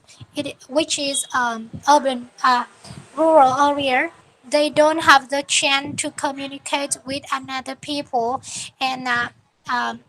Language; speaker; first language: English; non-native, learner; Vietnamese